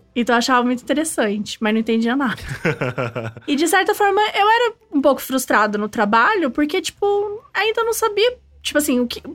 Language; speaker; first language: Portuguese; native; Portuguese